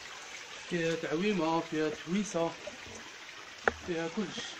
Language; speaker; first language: Arabic; native; Arabic